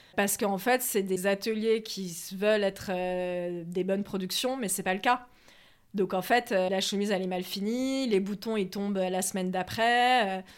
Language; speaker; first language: French; native; French